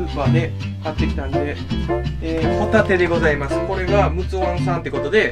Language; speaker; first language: Japanese; native; Japanese